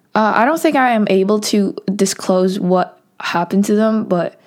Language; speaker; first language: English; non-native, local second language; Cantonese